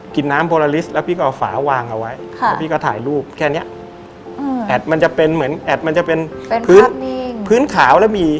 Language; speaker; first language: Thai; native; Thai